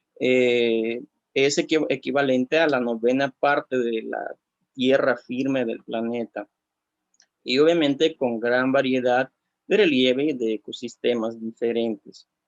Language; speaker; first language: Spanish; non-native, fluent; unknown